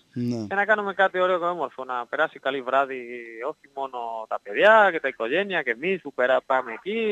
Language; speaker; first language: Greek; non-native, learner; Spanish